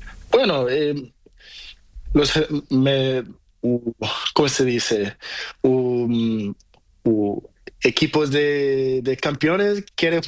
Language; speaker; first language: Spanish; non-native, learner; Portuguese